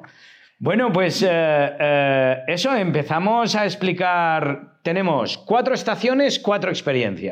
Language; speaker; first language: Spanish; native; Spanish